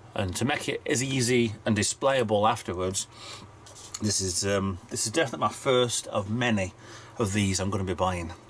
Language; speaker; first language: English; native; English